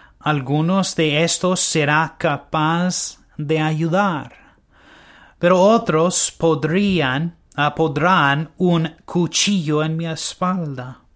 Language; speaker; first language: Spanish; non-native, learner; English